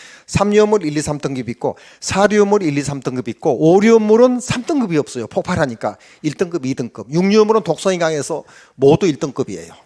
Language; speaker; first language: Korean; native; Korean